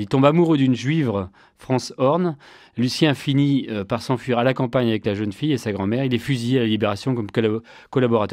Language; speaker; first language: French; native; French